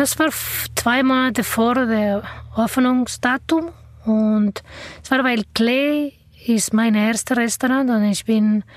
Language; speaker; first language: German; non-native, learner; Arabic